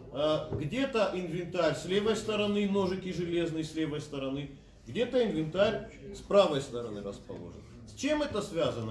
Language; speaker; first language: Russian; native; Russian